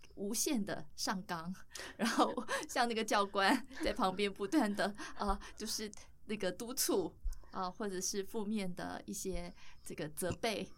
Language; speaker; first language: Chinese; native; Chinese